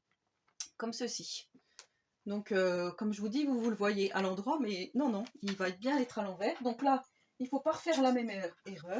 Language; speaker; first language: French; native; French